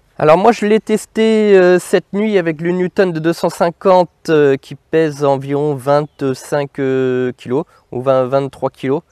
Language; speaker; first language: French; native; French